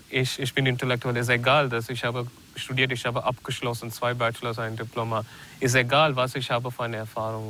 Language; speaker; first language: German; non-native, learner; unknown